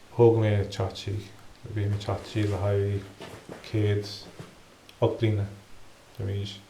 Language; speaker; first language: Irish; native; Irish